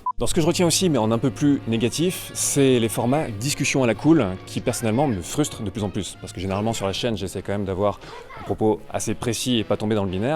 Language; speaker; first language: French; native; French